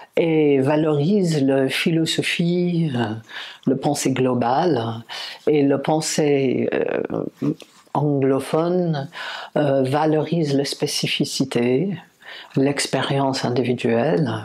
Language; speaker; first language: French; non-native, fluent; English